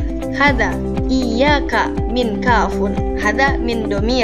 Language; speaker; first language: Arabic; non-native, learner; Indonesian